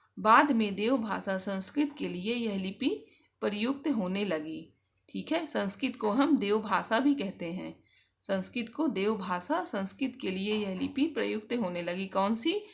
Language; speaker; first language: Hindi; native; Hindi